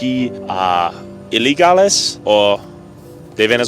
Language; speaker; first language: Spanish; non-native, learner; English